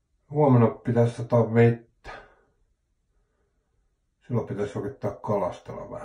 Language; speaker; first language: Finnish; native; Finnish